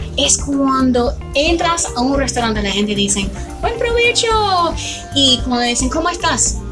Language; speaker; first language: Spanish; non-native, fluent; English